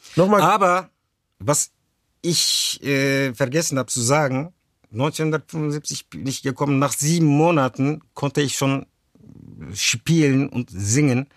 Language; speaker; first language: German; early bilingual, other home language; Turkish